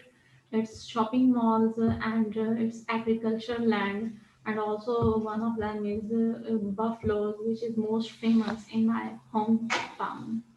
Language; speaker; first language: English; non-native, learner; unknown